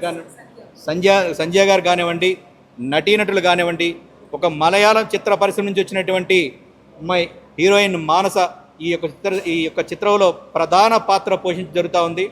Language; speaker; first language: Telugu; native; Telugu